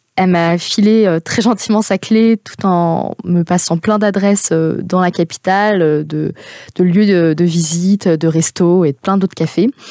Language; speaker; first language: French; native; French